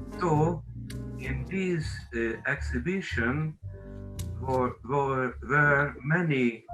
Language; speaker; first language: English; non-native, learner; Hungarian